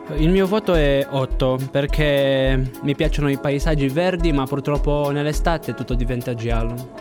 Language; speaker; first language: Italian; non-native, fluent; Romanian